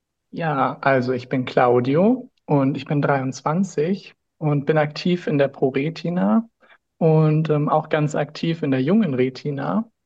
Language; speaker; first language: German; native; German